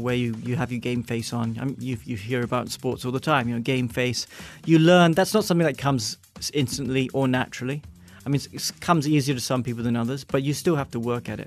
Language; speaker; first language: English; native; English